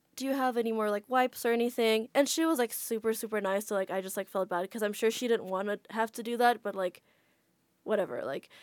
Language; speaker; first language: English; non-native, fluent; Indonesian